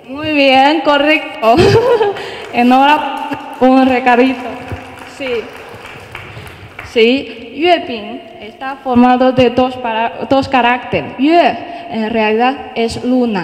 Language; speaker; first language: Spanish; non-native, fluent; Chinese